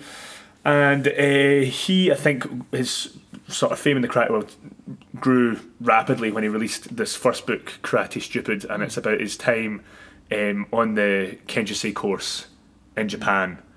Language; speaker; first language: English; native; English